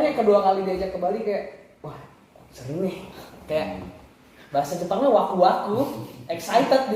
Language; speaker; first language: Indonesian; native; Indonesian